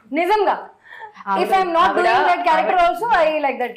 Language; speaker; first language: Telugu; non-native, fluent; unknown